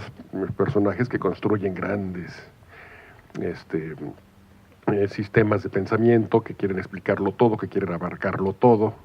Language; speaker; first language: Spanish; native; Spanish